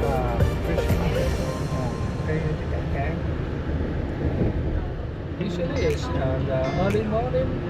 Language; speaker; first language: English; non-native, learner; Vietnamese